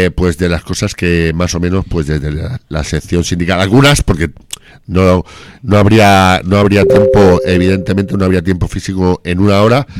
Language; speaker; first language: Spanish; native; Spanish